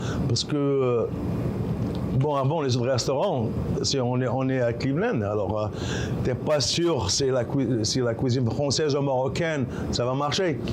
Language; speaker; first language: French; non-native, local second language; Arabic